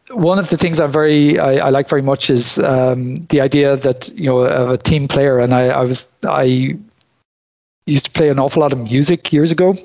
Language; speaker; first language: English; native; English